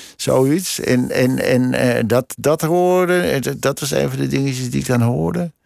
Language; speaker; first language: Dutch; native; Dutch